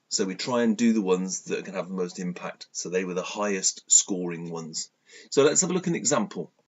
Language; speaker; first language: English; native; English